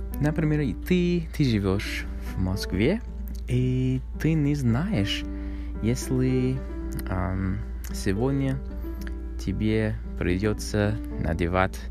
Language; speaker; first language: Russian; non-native, learner; English